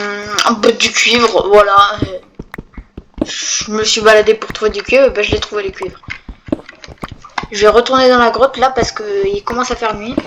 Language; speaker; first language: French; native; French